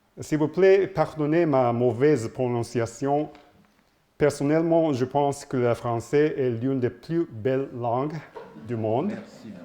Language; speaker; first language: French; non-native, learner; Japanese